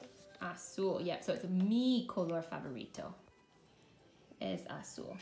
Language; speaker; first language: Spanish; non-native, fluent; English